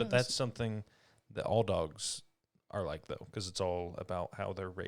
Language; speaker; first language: English; native; English